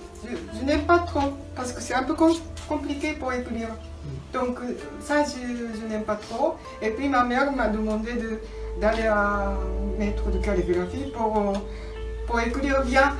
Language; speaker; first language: French; non-native, learner; Japanese